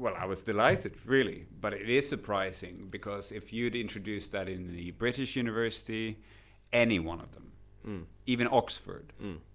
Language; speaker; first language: English; non-native, fluent; Swedish